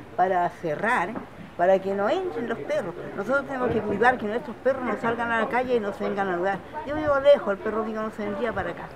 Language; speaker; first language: Spanish; native; Spanish